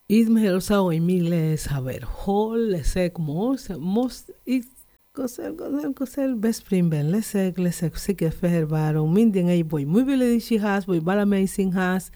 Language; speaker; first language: Hungarian; non-native, learner; Spanish